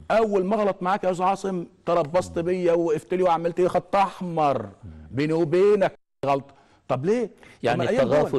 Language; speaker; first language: Arabic; native; Arabic